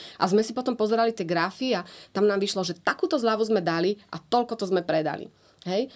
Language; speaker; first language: Slovak; native; Slovak